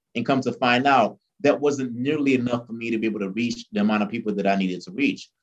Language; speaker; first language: English; early bilingual, other home language; Haitian Creole